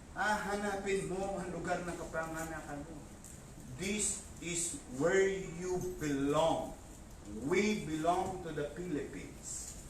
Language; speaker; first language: Filipino; native; Filipino